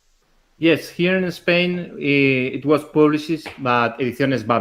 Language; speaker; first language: English; non-native, learner; Spanish